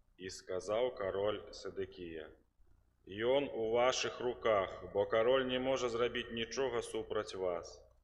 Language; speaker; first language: Belarusian; native; Belarusian